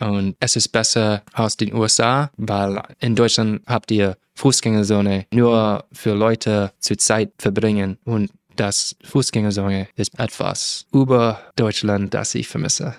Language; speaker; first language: German; non-native, learner; English